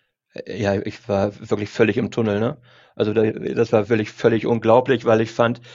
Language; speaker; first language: German; native; German